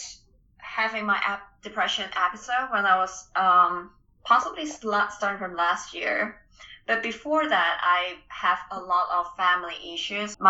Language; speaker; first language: English; non-native, local second language; Cantonese